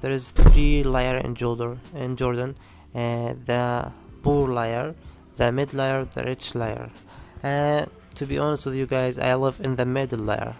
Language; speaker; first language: English; non-native, learner; Arabic